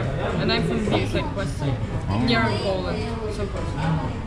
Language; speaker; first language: English; non-native, learner; Ukrainian